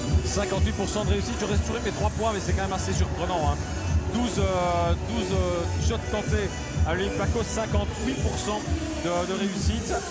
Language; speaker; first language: French; native; French